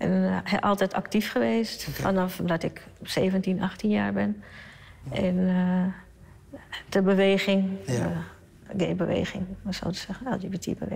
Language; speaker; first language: Dutch; early bilingual, other home language; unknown